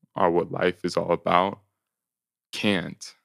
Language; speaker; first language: English; native; English